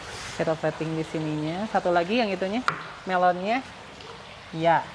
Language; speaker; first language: Indonesian; native; Indonesian